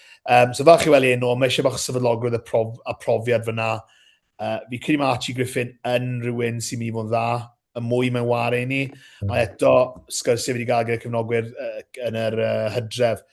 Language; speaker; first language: Welsh; native; Welsh